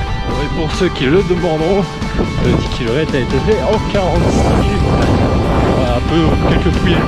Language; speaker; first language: French; native; French